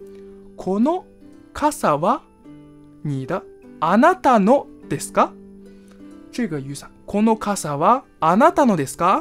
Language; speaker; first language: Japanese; non-native, fluent; Chinese